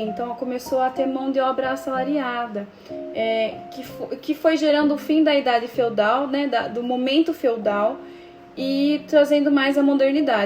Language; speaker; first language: Portuguese; native; Portuguese